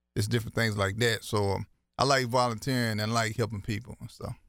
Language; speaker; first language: English; native; English